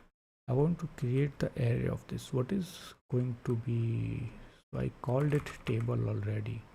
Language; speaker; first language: English; non-native, local second language; Hindi